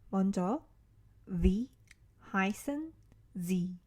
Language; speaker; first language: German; non-native, learner; Korean